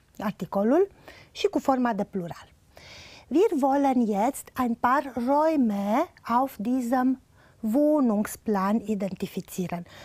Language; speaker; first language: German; non-native, fluent; Romanian